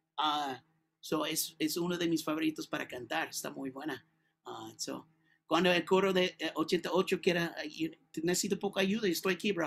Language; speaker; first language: Spanish; non-native, learner; English